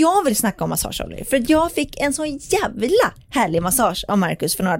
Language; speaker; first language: Swedish; native; Swedish